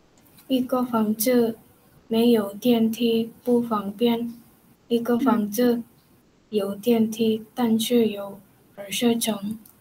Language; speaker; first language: Chinese; non-native, learner; Indonesian